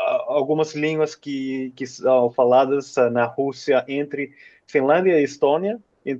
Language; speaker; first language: Portuguese; non-native, fluent; Finnish